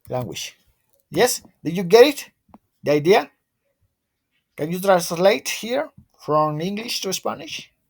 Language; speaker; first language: English; non-native, learner; Spanish